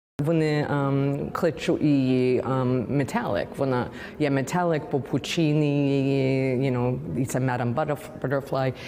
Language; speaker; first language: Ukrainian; early bilingual, heritage; English